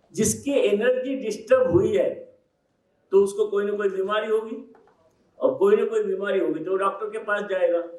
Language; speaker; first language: Hindi; native; Hindi